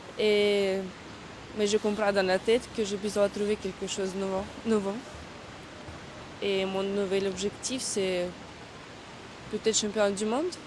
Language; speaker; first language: French; non-native, fluent; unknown